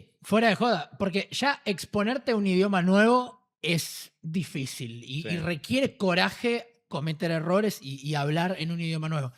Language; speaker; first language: Spanish; native; Spanish